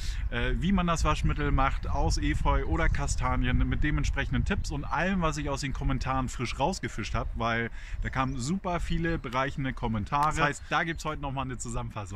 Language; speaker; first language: German; native; German